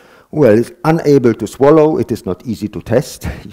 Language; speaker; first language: English; non-native, fluent; Polish